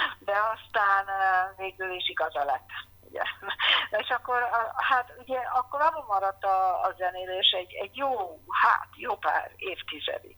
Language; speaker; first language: Hungarian; early bilingual, heritage; Hungarian